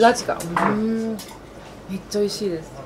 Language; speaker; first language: Japanese; non-native, learner; Italian